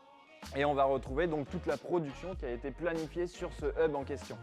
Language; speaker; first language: French; native; French